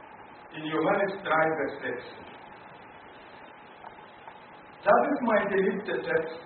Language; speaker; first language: German; non-native, learner; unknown